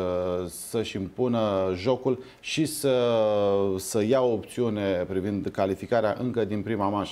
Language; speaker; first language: Romanian; native; Romanian